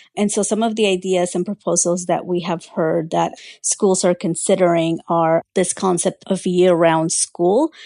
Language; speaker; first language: English; early bilingual, other home language; Spanish